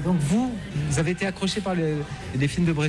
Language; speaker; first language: French; native; French